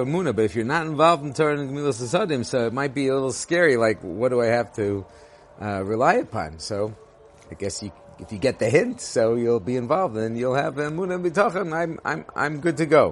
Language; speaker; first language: English; native; English